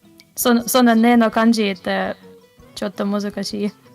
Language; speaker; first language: Japanese; non-native, learner; English